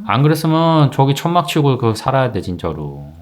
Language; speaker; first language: Korean; native; Korean